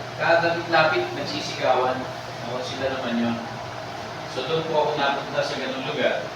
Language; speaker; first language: Filipino; non-native, local second language; Bikol